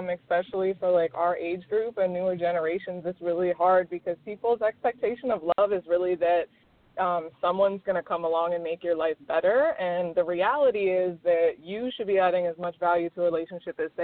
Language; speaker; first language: English; native; English